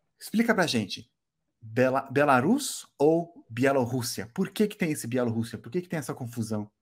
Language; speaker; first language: Portuguese; native; Portuguese